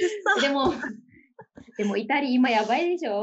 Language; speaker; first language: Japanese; non-native, fluent; Malay